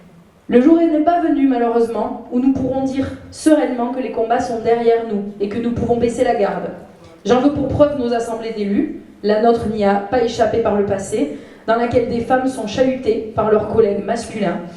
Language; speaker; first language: French; native; French